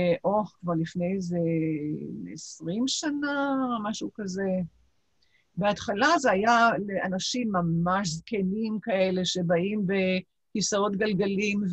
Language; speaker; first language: Hebrew; non-native, local second language; Yiddish